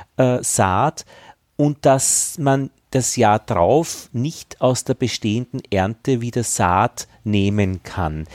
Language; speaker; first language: German; native; German